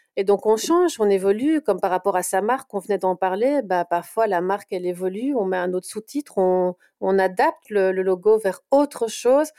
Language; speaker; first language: French; native; French